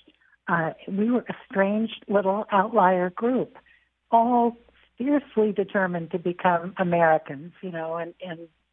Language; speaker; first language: English; native; English